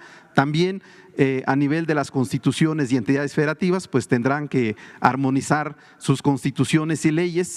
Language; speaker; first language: Spanish; non-native, local second language; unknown